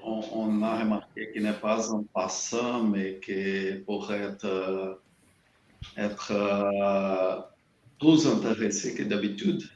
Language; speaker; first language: French; non-native, learner; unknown